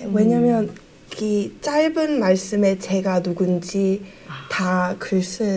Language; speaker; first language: Korean; early bilingual, heritage; Korean